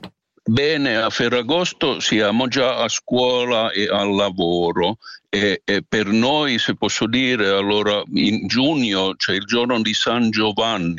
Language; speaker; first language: Italian; non-native, fluent; Finnish